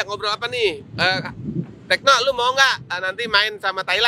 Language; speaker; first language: Indonesian; native; Indonesian